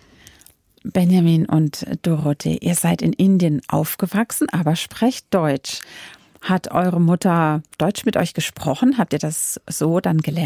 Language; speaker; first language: German; native; German